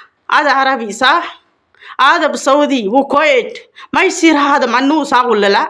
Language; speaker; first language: Arabic; non-native, learner; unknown